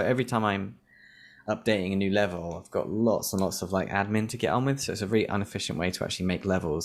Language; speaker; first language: English; native; English